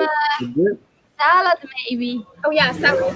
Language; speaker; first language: English; non-native, fluent; Greek